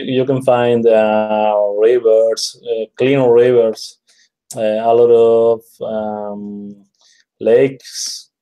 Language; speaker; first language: English; non-native, learner; Spanish